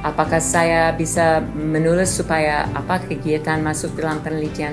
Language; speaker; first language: Indonesian; non-native, learner; English